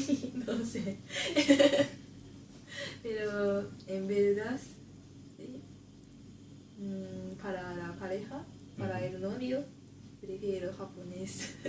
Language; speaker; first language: Spanish; non-native, learner; Japanese